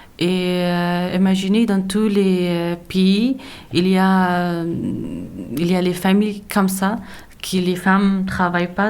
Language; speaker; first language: French; non-native, learner; Persian